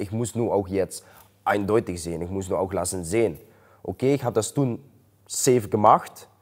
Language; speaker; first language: German; non-native, learner; Dutch